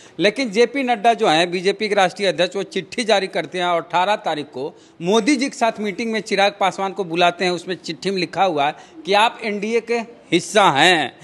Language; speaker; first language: Hindi; native; Hindi